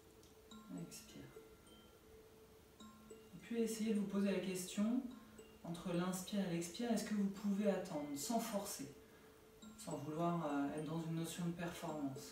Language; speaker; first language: French; native; French